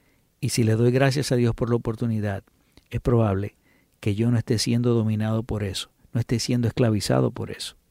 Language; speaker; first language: Spanish; native; Spanish